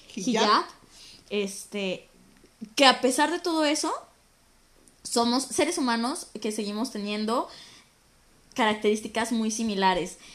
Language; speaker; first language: Spanish; native; Spanish